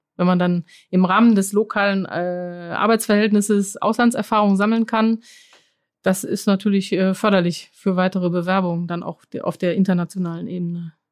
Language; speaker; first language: German; non-native, fluent; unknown